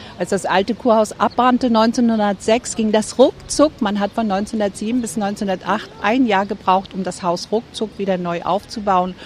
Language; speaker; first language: German; native; German